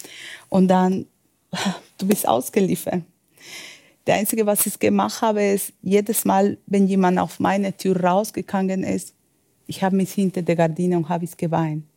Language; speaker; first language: German; non-native, learner; Spanish